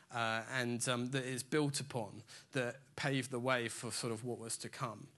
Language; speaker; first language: English; native; English